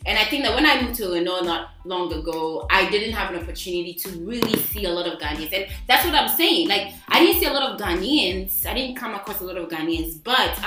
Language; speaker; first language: English; non-native, local second language; Akan